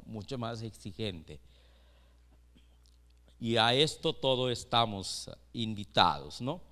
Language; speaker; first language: Spanish; non-native, fluent; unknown